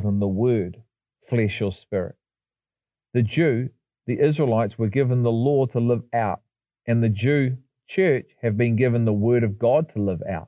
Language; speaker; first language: English; native; English